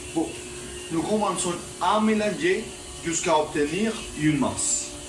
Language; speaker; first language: French; non-native, learner; Spanish